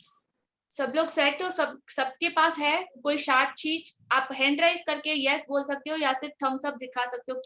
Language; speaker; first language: Hindi; native; Hindi